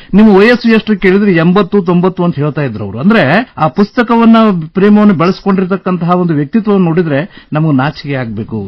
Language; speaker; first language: Kannada; native; Kannada